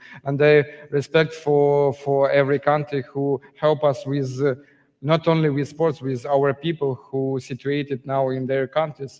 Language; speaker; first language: English; non-native, learner; Ukrainian